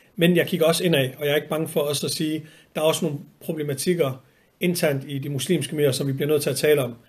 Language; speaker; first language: Danish; early bilingual, other home language; Arabic